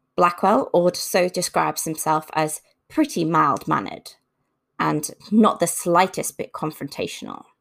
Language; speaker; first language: English; native; English